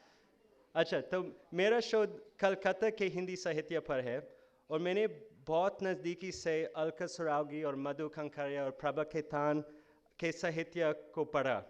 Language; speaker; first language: Hindi; non-native, fluent; English